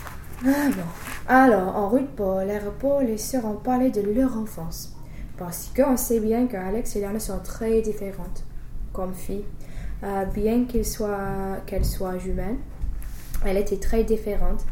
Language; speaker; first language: French; non-native, fluent; English